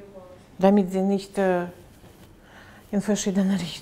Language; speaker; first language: German; non-native, fluent; Russian